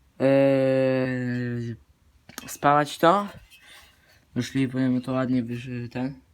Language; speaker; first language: Polish; native; Polish